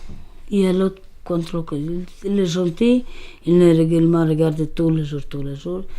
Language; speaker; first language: French; non-native, learner; Romanian